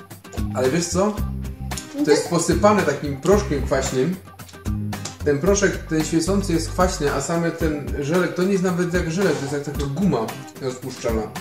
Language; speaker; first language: Polish; native; Polish